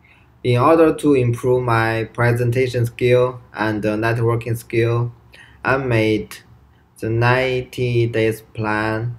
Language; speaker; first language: English; non-native, learner; Chinese